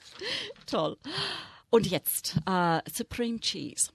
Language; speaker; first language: German; non-native, fluent; English